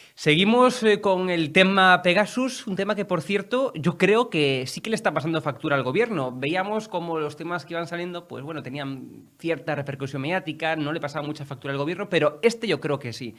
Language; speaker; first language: Spanish; native; Spanish